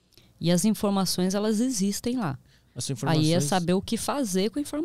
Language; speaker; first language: Portuguese; native; Portuguese